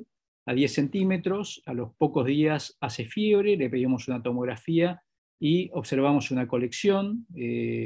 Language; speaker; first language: Spanish; native; Spanish